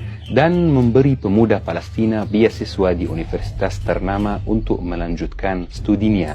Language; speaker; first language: Indonesian; non-native, fluent; Arabic